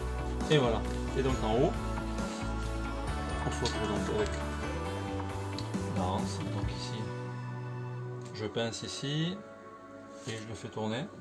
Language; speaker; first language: French; native; French